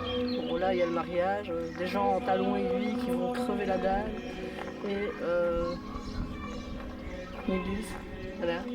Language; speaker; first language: French; native; French